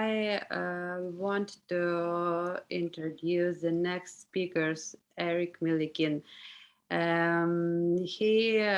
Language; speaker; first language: English; non-native, learner; Ukrainian